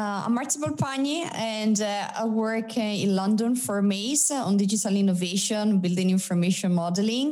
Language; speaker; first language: English; non-native, fluent; Italian